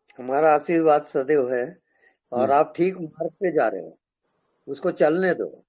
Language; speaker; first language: Hindi; native; Hindi